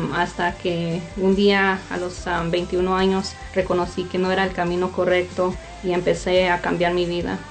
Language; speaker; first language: Spanish; native; Spanish